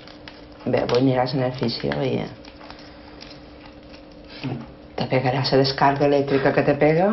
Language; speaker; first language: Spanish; non-native, local second language; Catalan